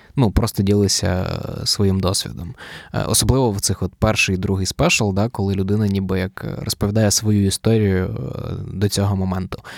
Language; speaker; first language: Ukrainian; native; Ukrainian